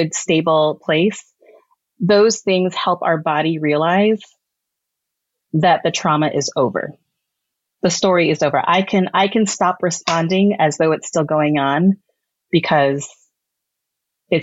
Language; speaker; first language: English; native; English